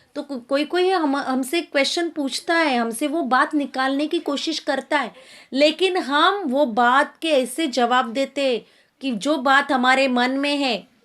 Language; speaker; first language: Hindi; non-native, local second language; Marathi